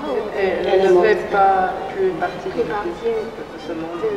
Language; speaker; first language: French; non-native, fluent; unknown